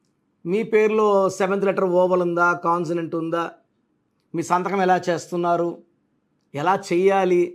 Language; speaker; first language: Telugu; native; Telugu